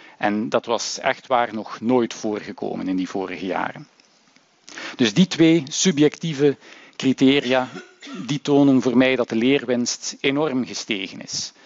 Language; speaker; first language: Dutch; native; Dutch